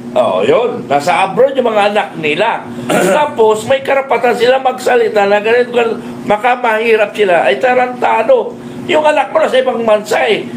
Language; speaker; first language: Filipino; native; Filipino